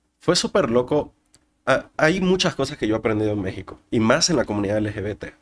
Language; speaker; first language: Spanish; native; Spanish